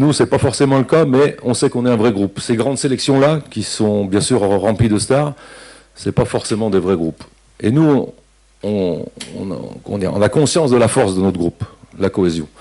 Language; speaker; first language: French; native; French